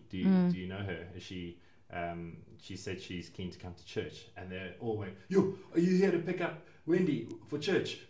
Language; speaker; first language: English; native; English